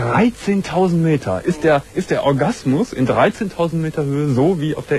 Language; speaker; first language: German; native; German